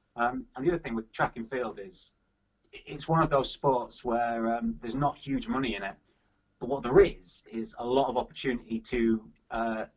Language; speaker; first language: English; native; English